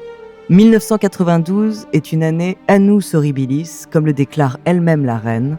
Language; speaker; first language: French; native; French